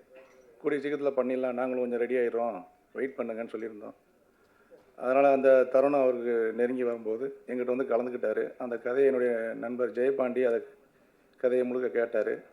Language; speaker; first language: Tamil; native; Tamil